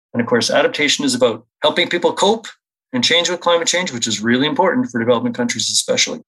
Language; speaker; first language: English; native; English